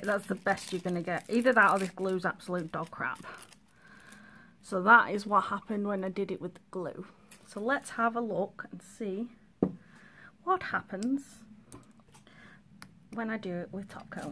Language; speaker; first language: English; native; English